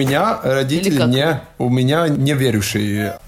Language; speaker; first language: Russian; non-native, local second language; Latvian